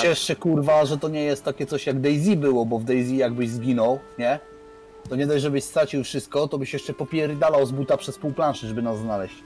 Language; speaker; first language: Polish; native; Polish